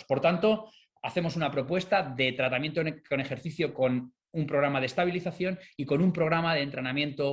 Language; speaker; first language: Spanish; native; Spanish